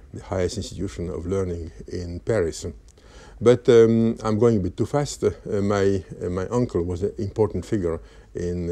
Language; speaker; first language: English; non-native, fluent; Polish